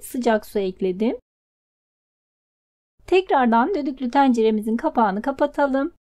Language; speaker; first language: Turkish; native; Turkish